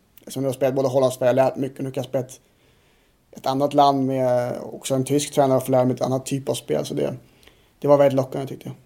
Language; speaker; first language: Swedish; native; Swedish